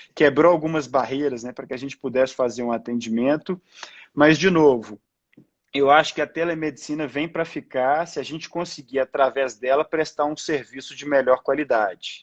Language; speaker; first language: Portuguese; native; Portuguese